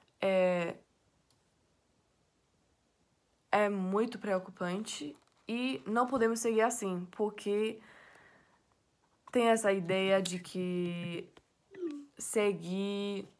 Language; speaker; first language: Portuguese; non-native, fluent; English